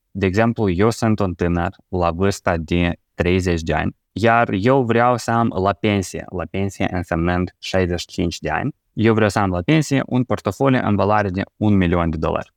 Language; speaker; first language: Romanian; native; Romanian